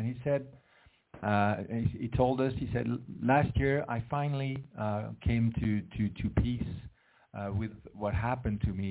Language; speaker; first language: English; non-native, fluent; French